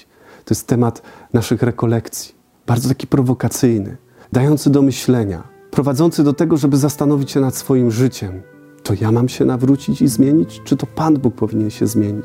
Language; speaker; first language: Polish; native; Polish